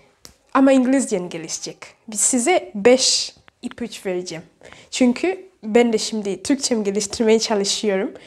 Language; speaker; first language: Turkish; non-native, learner; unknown